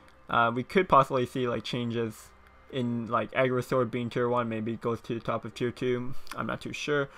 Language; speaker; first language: English; native; English